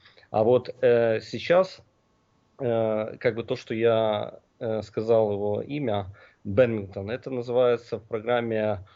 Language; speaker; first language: Russian; native; Russian